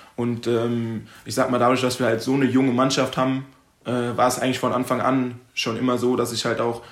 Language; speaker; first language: German; native; German